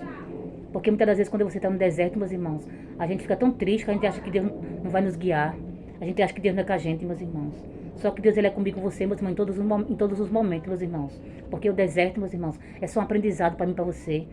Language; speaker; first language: Portuguese; native; Portuguese